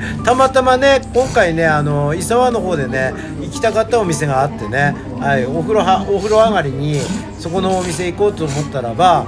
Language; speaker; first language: Japanese; native; Japanese